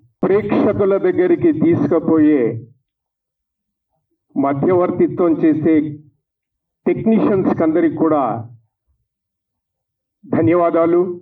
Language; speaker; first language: Telugu; native; Telugu